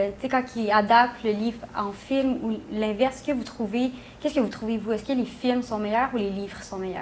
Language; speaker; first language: French; native; French